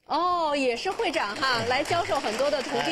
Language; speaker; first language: Chinese; native; Chinese